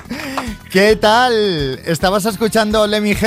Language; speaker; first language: Spanish; native; Spanish